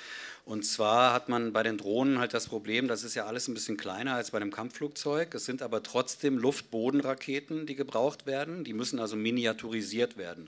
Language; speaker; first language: German; native; German